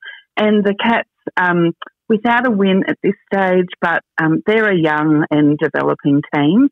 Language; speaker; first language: English; native; English